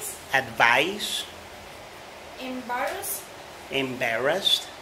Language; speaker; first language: English; non-native, learner; Spanish